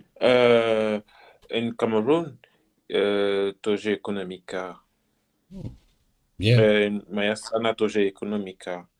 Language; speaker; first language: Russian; non-native, learner; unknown